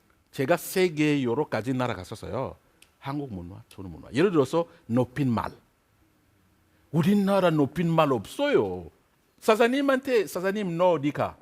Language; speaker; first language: Korean; non-native, learner; French